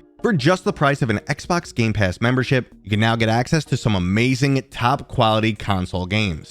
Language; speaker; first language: English; native; English